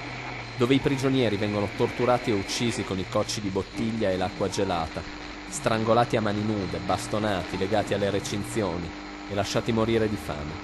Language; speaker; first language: Italian; native; Italian